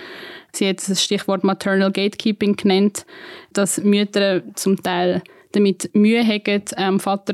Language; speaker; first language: German; native; German